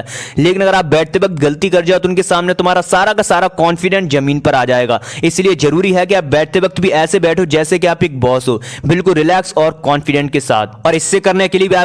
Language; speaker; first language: Hindi; native; Hindi